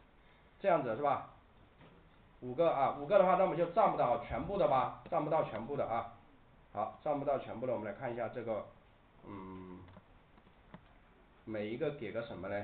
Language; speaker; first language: Chinese; native; Chinese